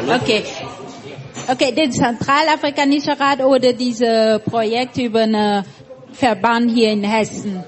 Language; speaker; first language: German; non-native, fluent; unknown